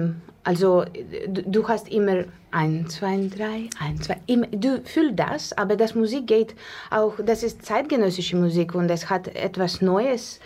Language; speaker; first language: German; non-native, learner; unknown